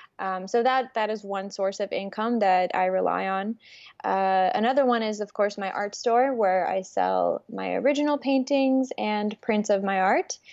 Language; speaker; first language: English; early bilingual, other home language; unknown